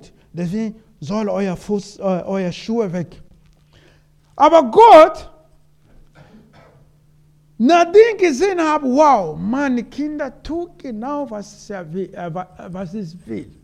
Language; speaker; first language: German; non-native, learner; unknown